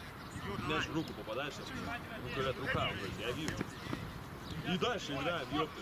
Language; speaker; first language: Russian; native; Russian